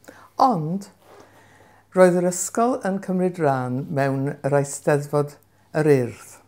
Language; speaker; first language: Welsh; non-native, local second language; English